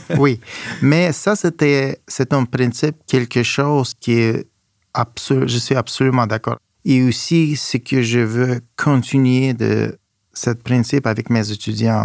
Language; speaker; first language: French; non-native, fluent; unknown